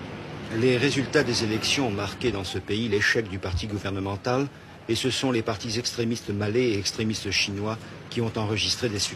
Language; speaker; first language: French; native; French